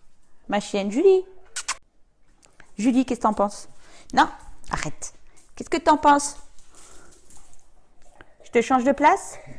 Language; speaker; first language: French; native; French